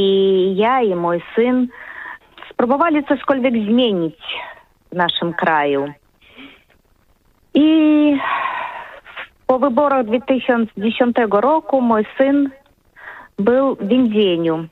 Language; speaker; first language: Polish; non-native, learner; Russian